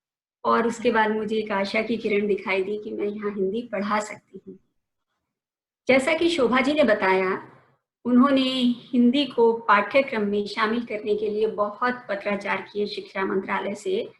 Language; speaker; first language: Hindi; native; Hindi